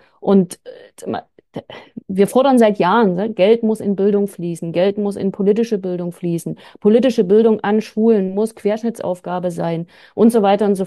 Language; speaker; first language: German; native; German